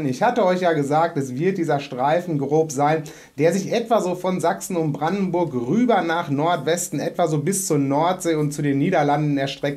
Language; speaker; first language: German; native; German